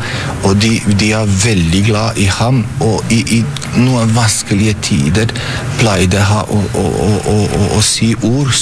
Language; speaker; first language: Norwegian; non-native, learner; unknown